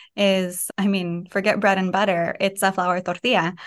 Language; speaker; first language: English; native; English